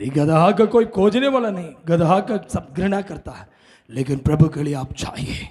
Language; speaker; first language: Hindi; non-native, local second language; Tamil